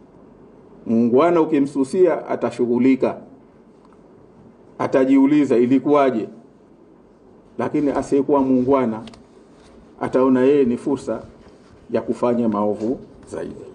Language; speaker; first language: Swahili; native; Swahili